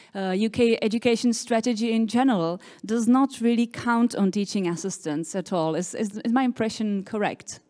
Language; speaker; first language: English; non-native, fluent; Czech